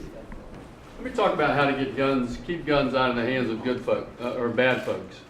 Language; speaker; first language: English; native; English